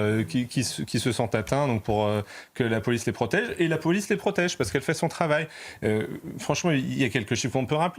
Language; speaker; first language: French; native; French